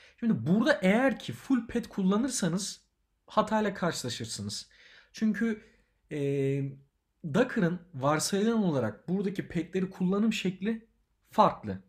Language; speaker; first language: Turkish; native; Turkish